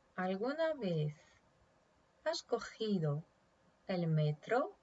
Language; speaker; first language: Spanish; non-native, fluent; Ukrainian